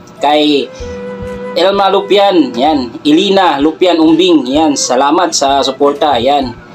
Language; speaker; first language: Filipino; non-native, local second language; Cebuano